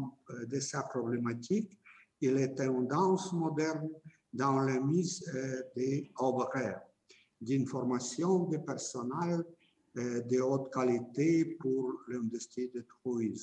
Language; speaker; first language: French; non-native, fluent; Ukrainian